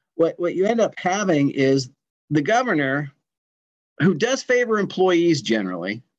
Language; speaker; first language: English; native; English